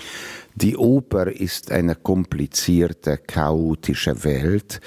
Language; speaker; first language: German; non-native, fluent; Hungarian